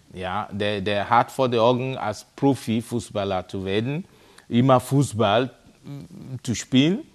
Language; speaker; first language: German; non-native, fluent; Yoruba